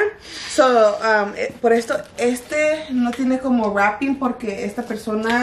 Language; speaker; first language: Spanish; early bilingual, heritage; Spanish